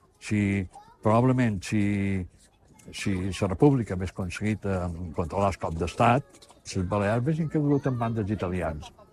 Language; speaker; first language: Catalan; native; Catalan